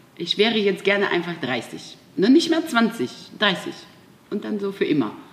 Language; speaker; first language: German; non-native, fluent; Russian